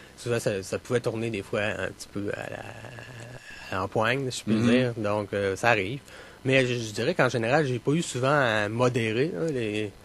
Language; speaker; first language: French; native; French